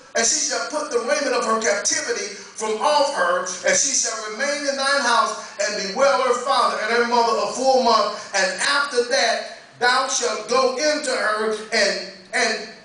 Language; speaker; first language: English; native; English